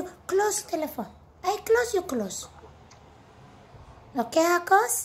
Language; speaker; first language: English; non-native, learner; Amharic